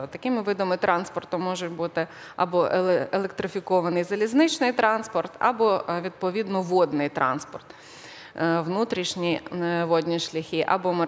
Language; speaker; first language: Ukrainian; native; Ukrainian